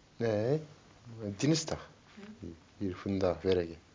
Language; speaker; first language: Dutch; non-native, learner; Turkish